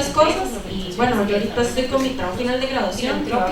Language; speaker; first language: Spanish; native; Spanish